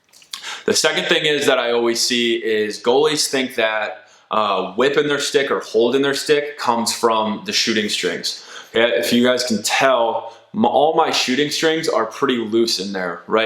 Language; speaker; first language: English; native; English